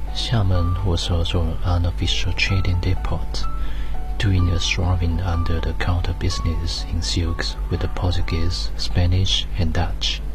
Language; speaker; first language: English; non-native, fluent; Chinese